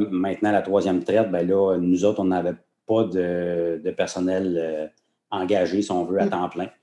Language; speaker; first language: French; native; French